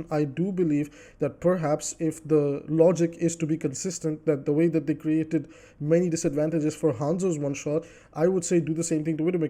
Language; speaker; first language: English; native; English